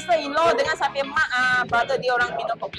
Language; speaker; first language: Malay; non-native, local second language; Chinese